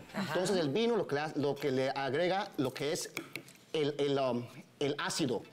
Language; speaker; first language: Spanish; early bilingual, heritage; Spanish